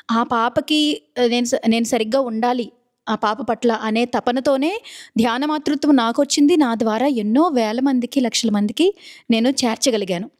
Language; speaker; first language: Telugu; native; Telugu